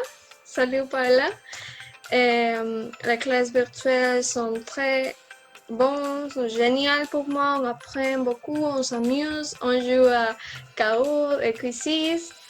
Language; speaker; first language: French; non-native, learner; Spanish